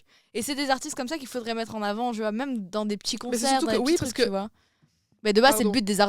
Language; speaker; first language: French; native; French